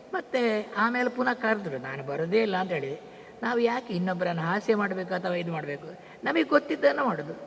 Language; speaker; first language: Kannada; non-native, local second language; Tulu